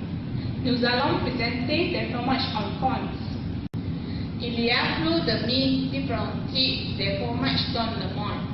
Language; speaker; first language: French; non-native, learner; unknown